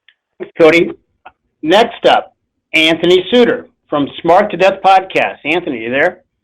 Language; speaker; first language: English; native; English